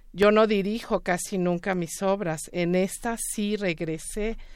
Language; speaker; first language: Spanish; native; Spanish